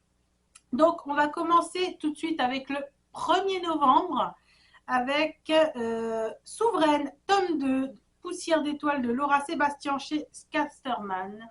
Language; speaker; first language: French; native; French